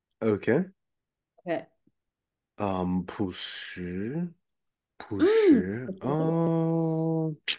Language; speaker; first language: Chinese; non-native, fluent; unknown